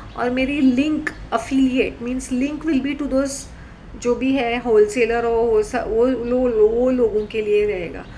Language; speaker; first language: Hindi; native; Hindi